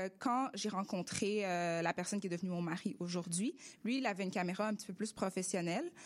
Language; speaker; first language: French; early bilingual, other home language; Russian